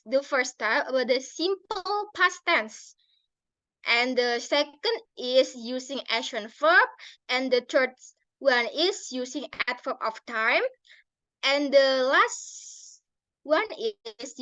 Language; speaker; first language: English; non-native, learner; Indonesian